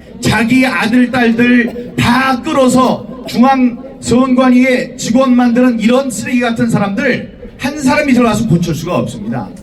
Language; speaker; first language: Korean; native; Korean